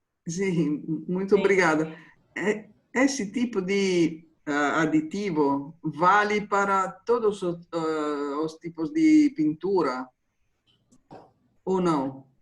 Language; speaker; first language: Portuguese; non-native, fluent; Spanish